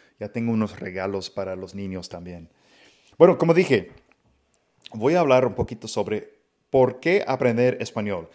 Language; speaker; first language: Spanish; non-native, fluent; English